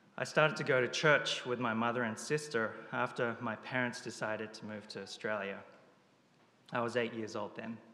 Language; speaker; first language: English; early bilingual, other home language; Japanese